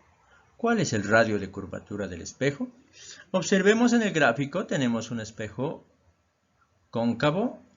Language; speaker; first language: Spanish; native; Spanish